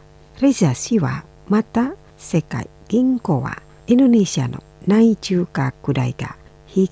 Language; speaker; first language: Japanese; non-native, fluent; Indonesian